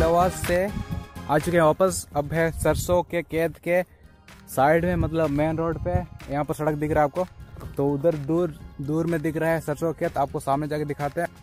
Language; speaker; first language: Hindi; non-native, local second language; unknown